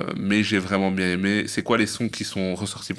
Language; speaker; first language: French; native; French